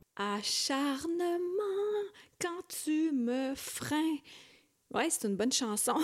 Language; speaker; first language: French; native; French